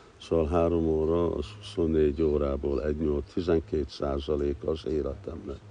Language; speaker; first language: Hungarian; early bilingual, heritage; Hungarian